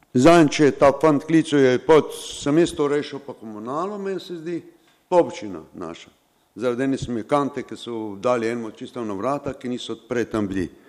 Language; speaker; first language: Slovenian; non-native, local second language; Romany